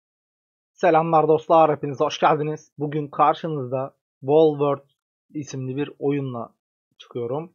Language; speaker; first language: Turkish; native; Turkish